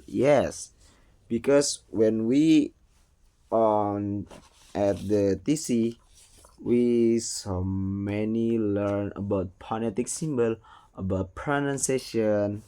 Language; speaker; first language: English; non-native, learner; Indonesian